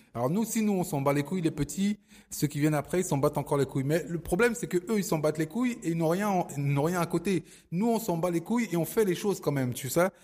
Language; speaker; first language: French; early bilingual, other home language; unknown